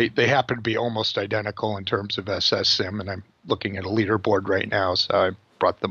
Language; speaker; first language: English; native; English